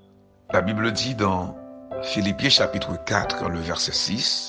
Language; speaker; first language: French; non-native, local second language; Haitian Creole